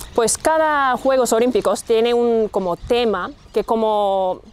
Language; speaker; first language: Spanish; non-native, learner; Japanese